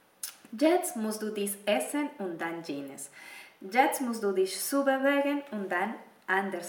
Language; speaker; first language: German; non-native, fluent; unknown